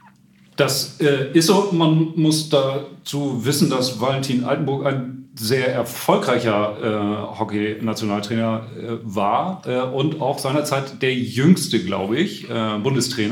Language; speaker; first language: German; native; German